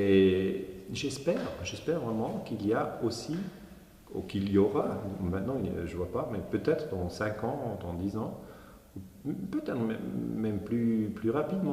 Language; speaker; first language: French; non-native, local second language; German